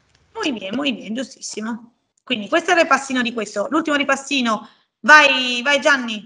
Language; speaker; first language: Italian; native; Italian